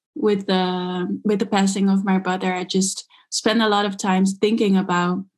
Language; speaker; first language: English; early bilingual, other home language; Dutch